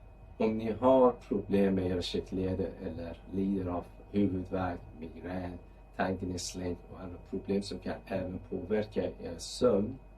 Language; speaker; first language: Swedish; non-native, fluent; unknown